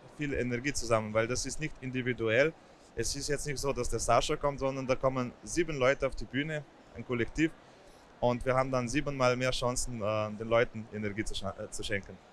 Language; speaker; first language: German; non-native, fluent; Slovenian